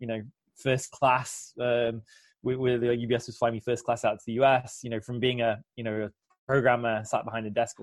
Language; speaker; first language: English; native; English